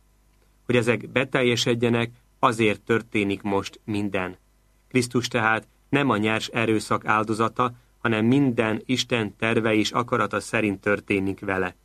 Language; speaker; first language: Hungarian; native; Hungarian